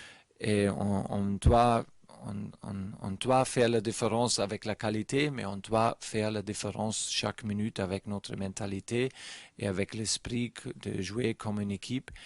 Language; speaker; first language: French; non-native, learner; German